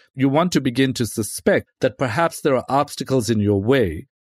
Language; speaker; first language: English; native; English